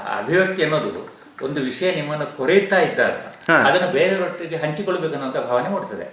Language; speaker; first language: Kannada; native; Kannada